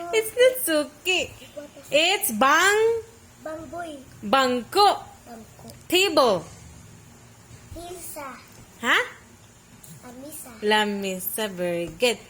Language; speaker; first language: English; non-native, local second language; Cebuano